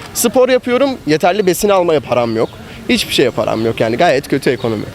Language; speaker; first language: Turkish; native; Turkish